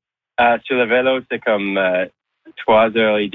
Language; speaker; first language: French; non-native, local second language; English